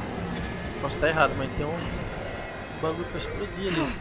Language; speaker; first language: Portuguese; native; Portuguese